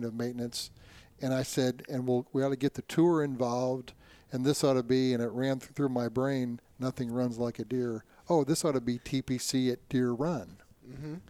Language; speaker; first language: English; native; English